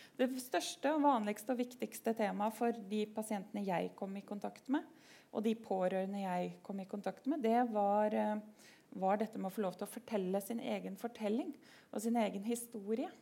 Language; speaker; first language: Norwegian; native; Norwegian